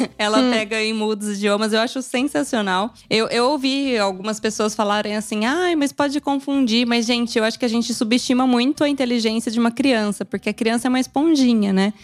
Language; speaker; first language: Portuguese; native; Portuguese